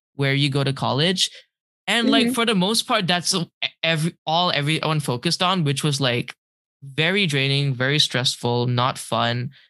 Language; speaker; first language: English; non-native, local second language; Malay